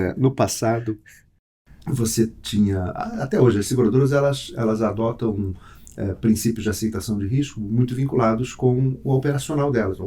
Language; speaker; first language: Portuguese; native; Portuguese